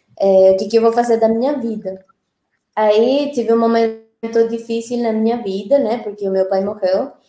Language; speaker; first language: Portuguese; non-native, fluent; Spanish